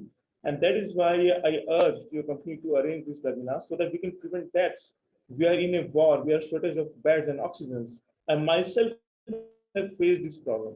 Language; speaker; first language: English; non-native, local second language; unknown